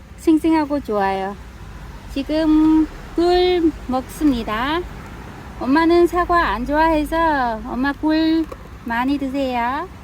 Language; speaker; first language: Korean; non-native, learner; Vietnamese